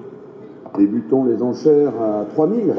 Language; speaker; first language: French; native; French